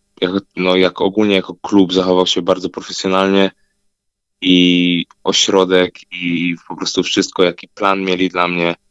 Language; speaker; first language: Polish; early bilingual, heritage; Polish